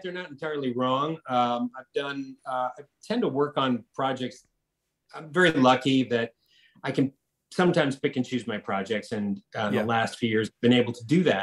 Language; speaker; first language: English; native; English